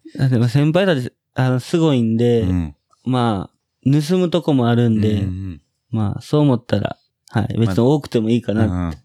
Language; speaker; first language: Japanese; native; Japanese